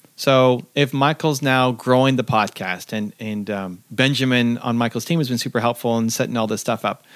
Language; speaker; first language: English; native; English